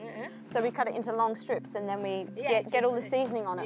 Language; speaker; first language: English; native; English